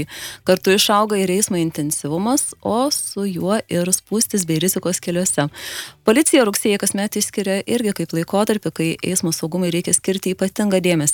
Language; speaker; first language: Lithuanian; native; Lithuanian